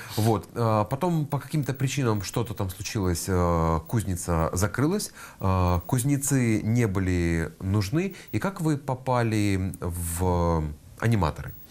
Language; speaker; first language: Russian; native; Russian